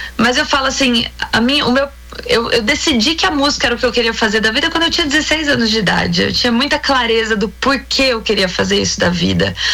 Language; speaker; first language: Portuguese; native; Portuguese